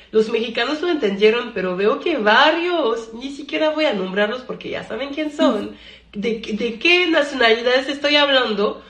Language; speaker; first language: Spanish; non-native, fluent; French